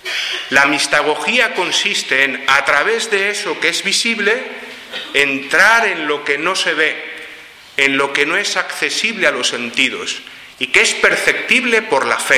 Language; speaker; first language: Spanish; native; Spanish